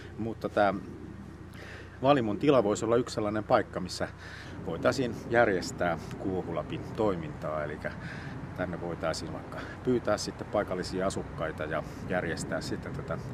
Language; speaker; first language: Finnish; native; Finnish